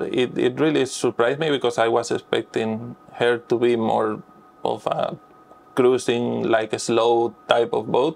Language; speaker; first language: English; non-native, fluent; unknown